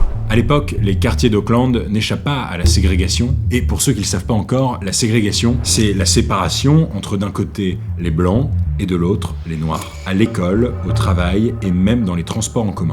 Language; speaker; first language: French; native; French